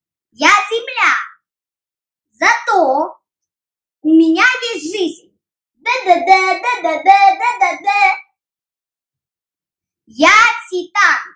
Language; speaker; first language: Russian; early bilingual, heritage; Russian